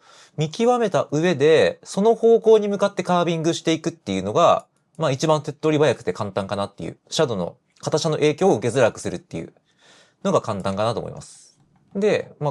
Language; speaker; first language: Japanese; native; Japanese